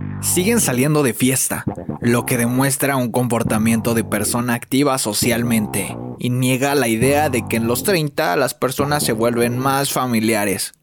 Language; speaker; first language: Spanish; native; Spanish